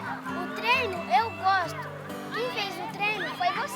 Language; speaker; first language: Portuguese; native; Portuguese